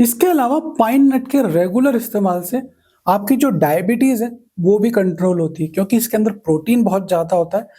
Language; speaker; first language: Hindi; native; Hindi